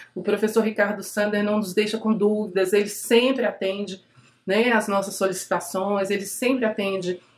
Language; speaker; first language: Portuguese; native; Portuguese